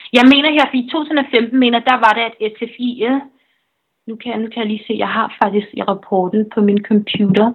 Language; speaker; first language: Danish; early bilingual, other home language; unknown